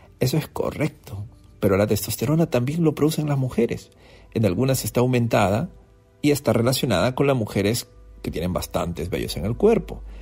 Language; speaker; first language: Spanish; native; Spanish